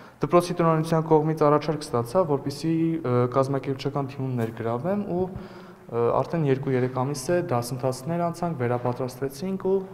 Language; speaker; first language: Armenian; native; Armenian